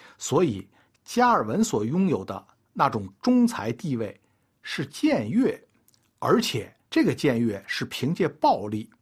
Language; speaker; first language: Chinese; native; Chinese